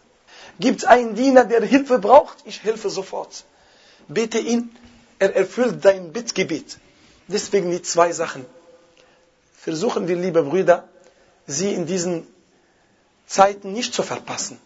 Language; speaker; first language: German; non-native, fluent; Arabic